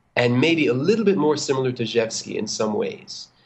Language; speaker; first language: English; non-native, fluent; Hebrew